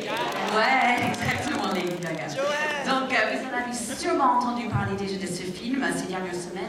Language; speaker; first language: French; native; French